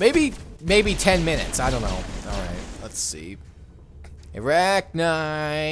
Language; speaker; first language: English; native; English